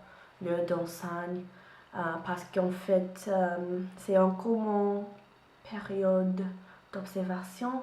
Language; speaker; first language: French; non-native, learner; English